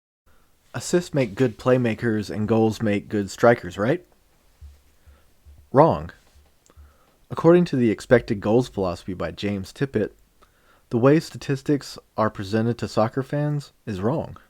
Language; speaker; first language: English; native; English